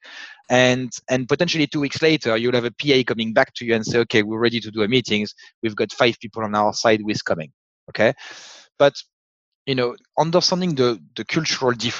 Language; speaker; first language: English; non-native, fluent; French